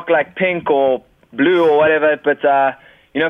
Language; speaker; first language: English; native; English